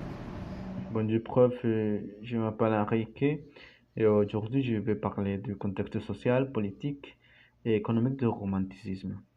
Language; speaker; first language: French; non-native, learner; Spanish